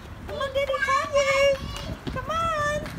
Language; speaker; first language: English; non-native, learner; Vietnamese